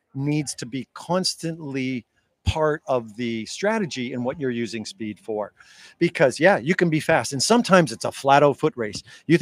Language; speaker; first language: English; native; English